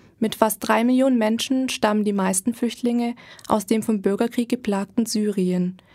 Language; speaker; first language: German; native; German